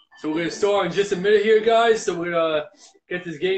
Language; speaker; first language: English; native; English